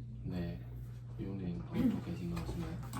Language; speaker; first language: Korean; non-native, learner; Chinese